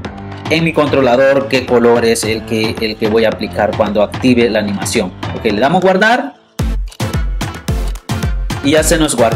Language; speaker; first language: Spanish; native; Spanish